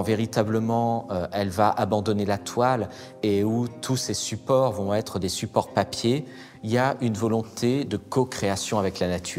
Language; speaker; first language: French; native; French